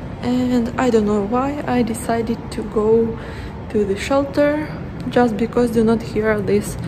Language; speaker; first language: English; non-native, fluent; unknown